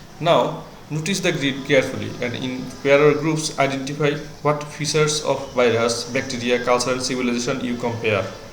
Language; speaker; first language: English; non-native, local second language; Bangla